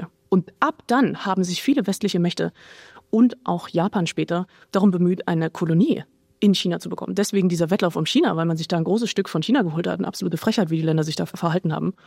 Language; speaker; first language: German; native; German